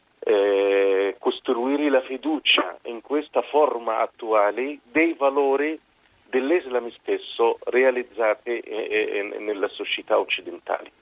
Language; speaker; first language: Italian; non-native, fluent; Arabic